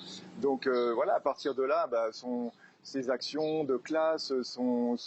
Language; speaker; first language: French; native; French